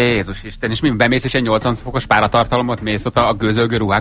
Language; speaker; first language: Hungarian; native; Hungarian